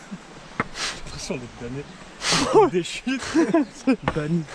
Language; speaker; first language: French; native; French